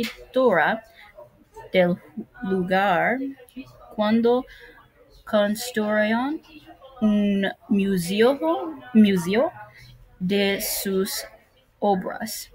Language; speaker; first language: Spanish; non-native, learner; English